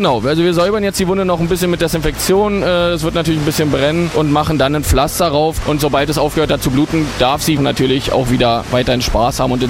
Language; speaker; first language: German; native; German